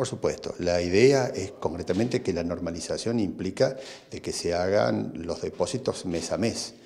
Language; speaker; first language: Spanish; native; Spanish